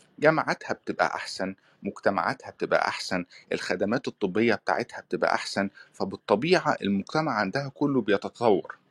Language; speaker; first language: Arabic; native; Arabic